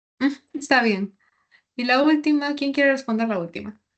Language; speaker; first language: Spanish; native; Spanish